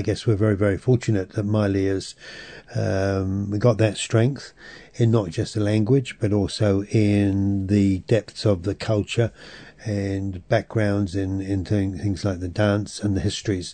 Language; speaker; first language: English; native; English